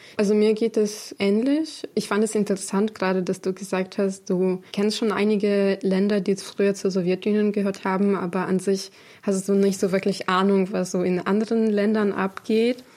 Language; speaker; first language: German; non-native, fluent; Ukrainian